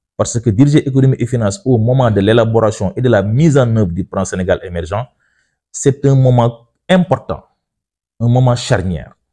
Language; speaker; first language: French; non-native, local second language; Wolof